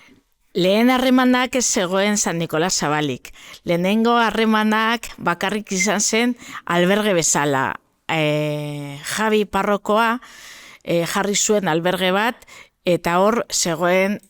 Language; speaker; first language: Basque; non-native, local second language; Spanish